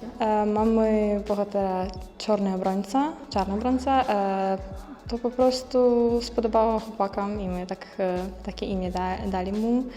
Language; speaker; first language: Polish; non-native, learner; Ukrainian